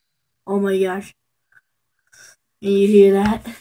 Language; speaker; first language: English; native; English